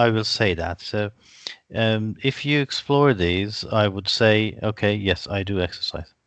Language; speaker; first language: English; non-native, fluent; Persian